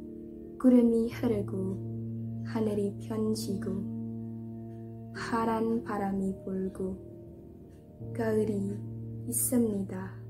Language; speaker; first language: Korean; non-native, learner; Indonesian